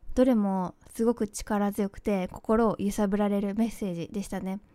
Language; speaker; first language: Japanese; early bilingual, heritage; Japanese